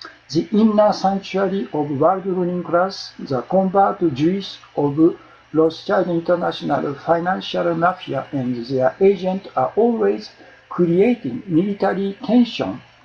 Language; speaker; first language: English; non-native, learner; Japanese